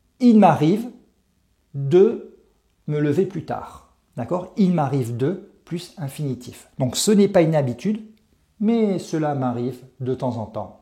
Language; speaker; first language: French; native; French